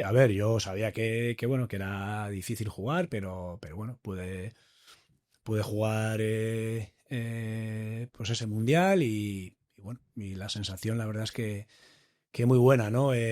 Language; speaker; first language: Spanish; native; Spanish